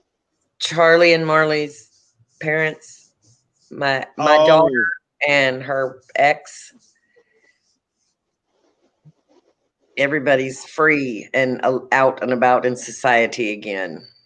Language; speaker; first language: English; native; English